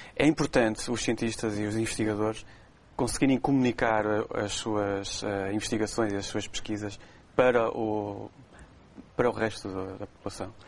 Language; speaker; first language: Portuguese; native; Portuguese